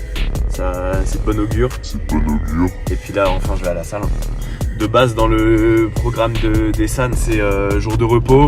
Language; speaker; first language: French; native; French